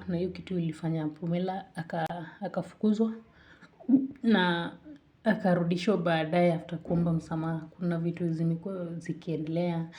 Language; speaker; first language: Swahili; native; Swahili